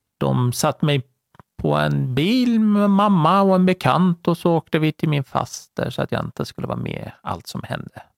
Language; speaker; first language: Swedish; non-native, fluent; Persian